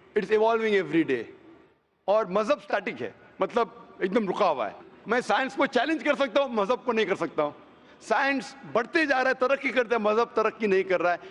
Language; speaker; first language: Hindi; non-native, local second language; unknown